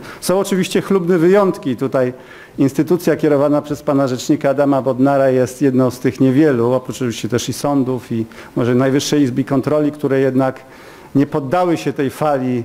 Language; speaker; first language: Polish; native; Polish